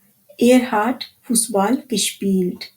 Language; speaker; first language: German; non-native, fluent; Urdu